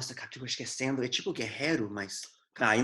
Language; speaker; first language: Portuguese; non-native, fluent; English